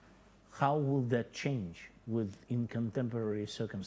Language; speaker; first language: English; non-native, fluent; Russian